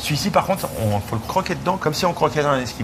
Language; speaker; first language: French; native; French